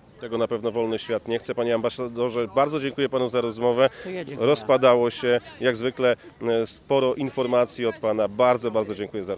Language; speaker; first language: Polish; native; Polish